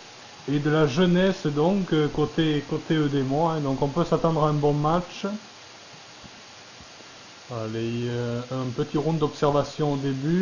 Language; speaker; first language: French; native; French